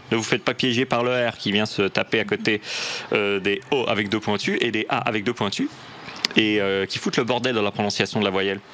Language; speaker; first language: French; native; French